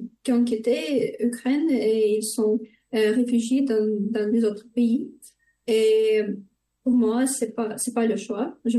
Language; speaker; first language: French; non-native, fluent; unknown